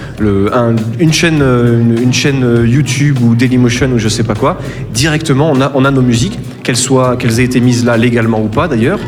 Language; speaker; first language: French; native; French